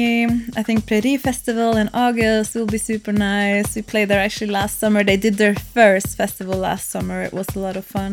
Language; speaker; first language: English; non-native, fluent; Norwegian